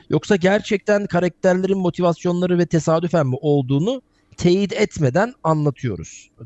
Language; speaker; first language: Turkish; native; Turkish